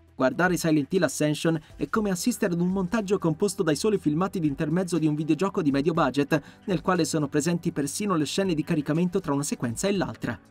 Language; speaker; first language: Italian; native; Italian